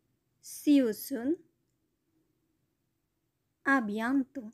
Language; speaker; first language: French; non-native, learner; Bangla